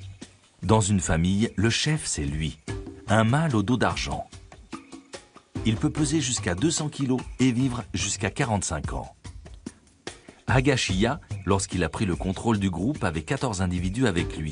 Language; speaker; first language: French; native; French